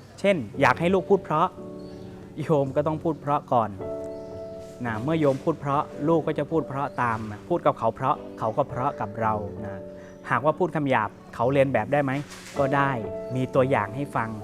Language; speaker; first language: Thai; native; Thai